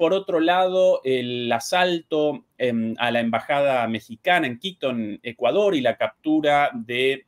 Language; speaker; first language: Spanish; native; Spanish